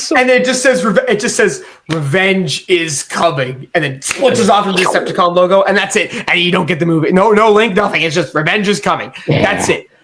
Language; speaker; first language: English; native; English